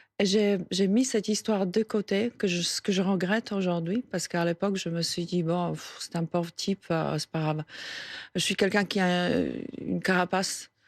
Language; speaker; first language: French; non-native, fluent; Slovak